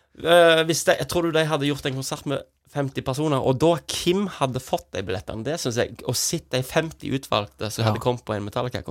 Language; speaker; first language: Norwegian; native; Norwegian